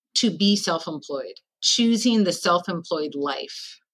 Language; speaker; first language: English; native; English